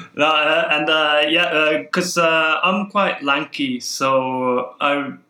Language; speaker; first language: English; non-native, fluent; Norwegian